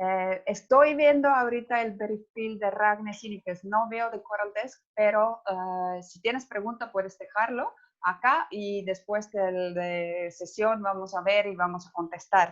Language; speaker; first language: Spanish; non-native, fluent; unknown